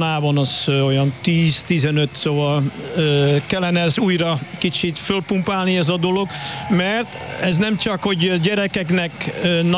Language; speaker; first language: Hungarian; non-native, fluent; Dutch